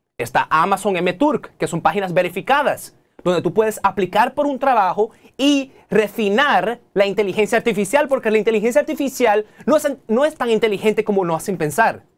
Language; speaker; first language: Spanish; native; Spanish